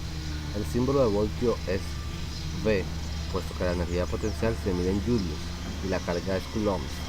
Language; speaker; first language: Spanish; native; Spanish